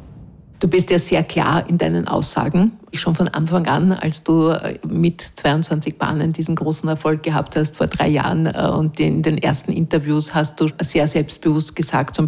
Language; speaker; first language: German; native; German